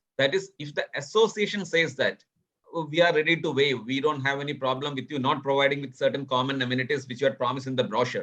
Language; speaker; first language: English; non-native, local second language; Malayalam